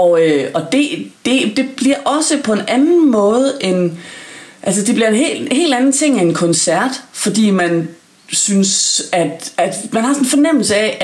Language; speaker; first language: Danish; native; Danish